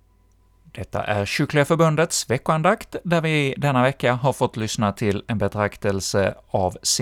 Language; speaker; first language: Swedish; native; Swedish